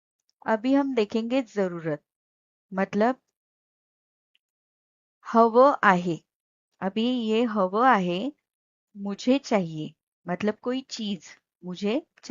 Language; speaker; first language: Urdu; non-native, local second language; Marathi